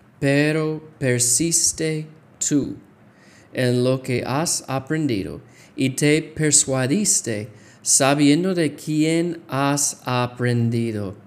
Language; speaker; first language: Spanish; non-native, fluent; English